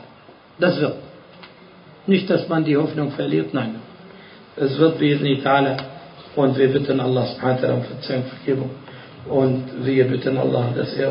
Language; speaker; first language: German; non-native, fluent; Arabic